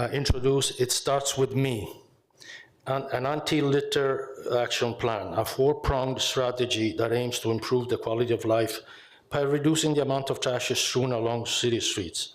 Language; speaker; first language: English; non-native, fluent; Italian